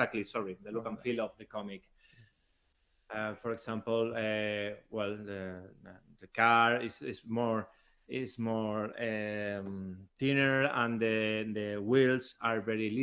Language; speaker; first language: English; non-native, learner; Spanish